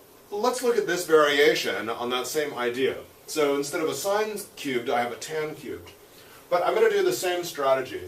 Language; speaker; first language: English; native; English